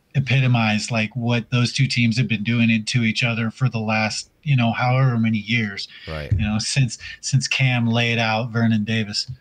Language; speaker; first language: English; native; English